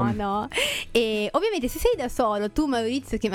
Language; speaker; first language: Italian; native; Italian